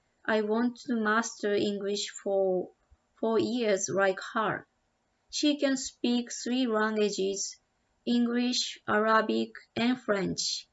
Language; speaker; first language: English; non-native, learner; Japanese